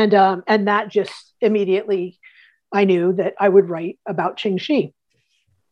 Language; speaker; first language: English; native; English